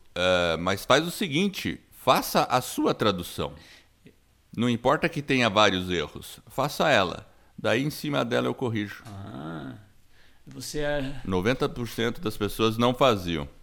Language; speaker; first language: Portuguese; non-native, fluent; English